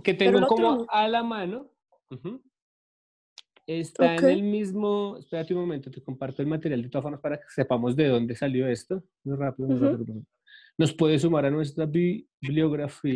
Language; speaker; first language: Spanish; native; Spanish